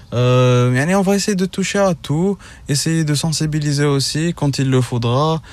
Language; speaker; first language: French; non-native, local second language; Arabic